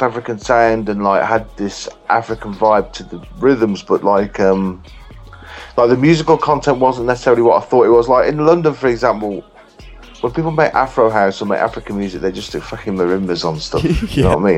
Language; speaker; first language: English; native; English